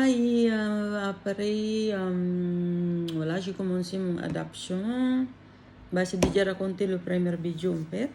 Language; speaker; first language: French; non-native, learner; Filipino